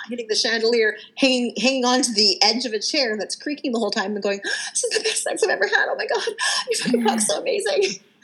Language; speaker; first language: English; native; English